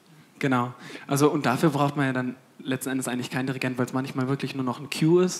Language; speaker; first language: German; native; German